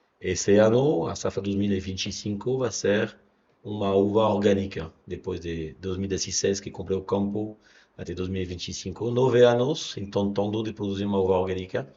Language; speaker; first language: Portuguese; non-native, fluent; French